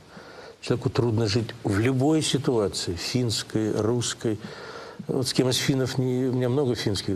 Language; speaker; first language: Russian; native; Russian